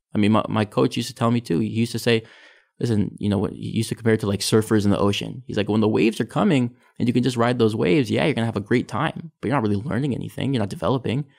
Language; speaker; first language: English; native; English